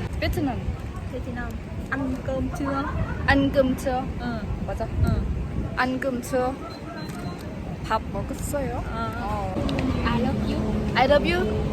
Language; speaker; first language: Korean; non-native, learner; Thai